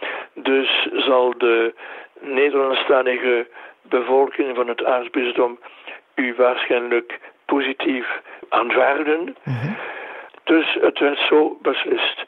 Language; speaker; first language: Dutch; non-native, local second language; French